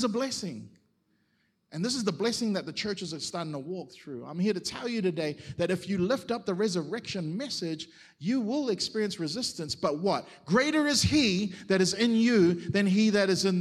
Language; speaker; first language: English; native; English